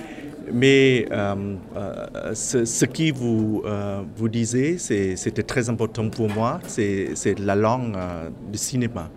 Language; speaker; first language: French; non-native, learner; Vietnamese